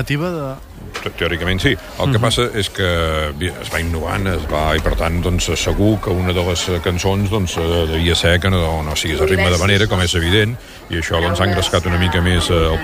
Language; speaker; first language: Catalan; native; Catalan